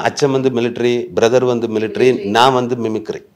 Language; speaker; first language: Tamil; non-native, learner; Malayalam